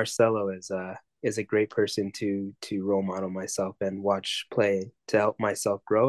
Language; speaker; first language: English; native; English